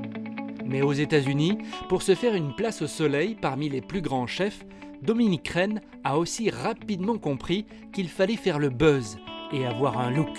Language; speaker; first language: French; native; French